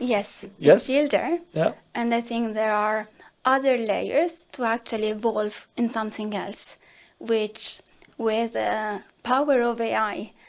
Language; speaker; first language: English; non-native, fluent; Italian